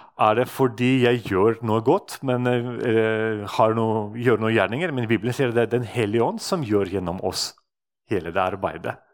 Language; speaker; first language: Norwegian; non-native, fluent; Russian